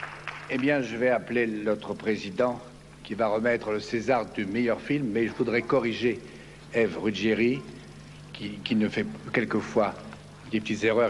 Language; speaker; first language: French; native; French